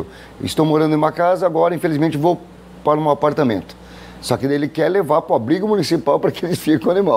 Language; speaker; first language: Portuguese; native; Portuguese